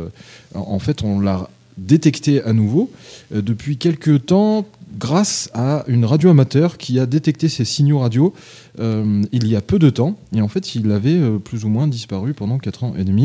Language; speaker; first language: French; native; French